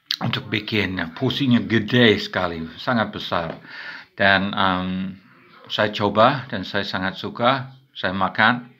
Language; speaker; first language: Indonesian; non-native, fluent; English